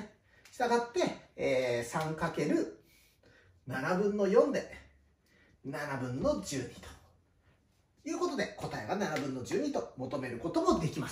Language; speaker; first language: Japanese; native; Japanese